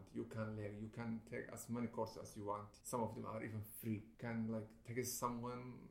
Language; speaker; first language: English; non-native, fluent; Somali